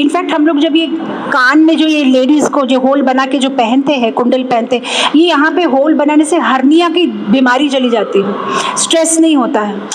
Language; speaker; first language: Hindi; non-native, local second language; Telugu